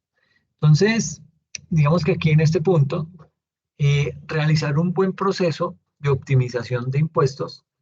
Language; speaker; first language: Spanish; native; Spanish